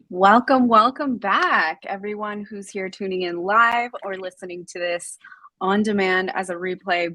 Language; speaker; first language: English; native; English